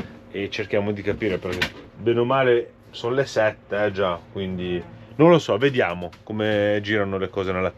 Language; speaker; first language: Italian; native; Italian